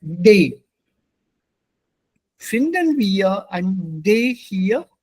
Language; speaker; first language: German; non-native, fluent; Hindi